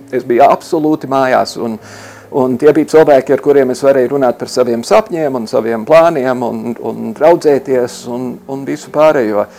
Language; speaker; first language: Latvian; early bilingual, heritage; Latvian